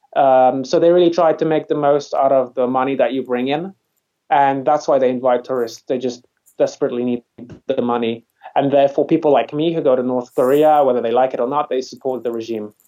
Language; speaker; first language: English; non-native, fluent; Polish